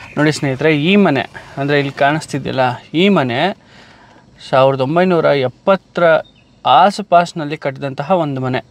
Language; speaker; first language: Kannada; native; Kannada